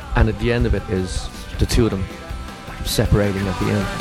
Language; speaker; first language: English; native; English